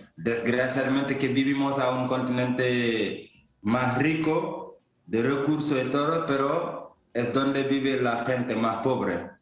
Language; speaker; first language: Spanish; non-native, fluent; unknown